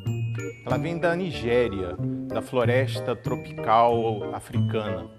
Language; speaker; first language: Portuguese; native; Portuguese